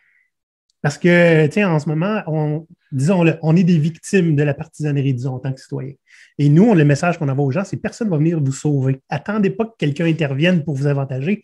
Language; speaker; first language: French; native; French